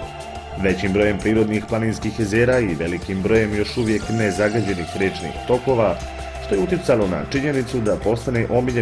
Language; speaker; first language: Bosnian; native; Bosnian